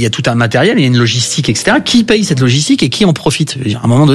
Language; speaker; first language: French; native; French